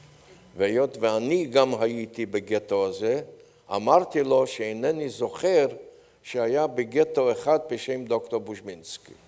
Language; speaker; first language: Hebrew; non-native, fluent; Polish